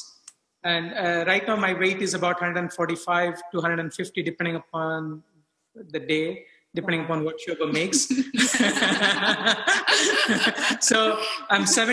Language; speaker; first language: English; non-native, local second language; Telugu